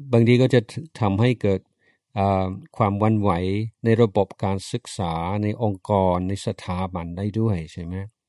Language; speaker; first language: Thai; non-native, fluent; English